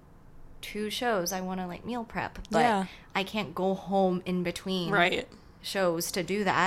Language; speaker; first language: English; non-native, local second language; Cantonese